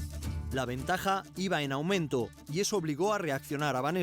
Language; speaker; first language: Spanish; native; Spanish